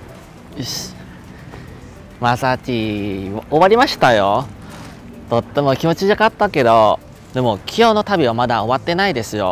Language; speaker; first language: Japanese; non-native, learner; Thai